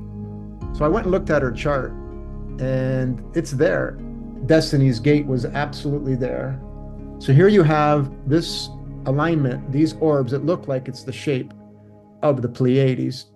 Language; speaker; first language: English; native; English